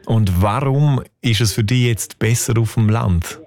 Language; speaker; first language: German; native; German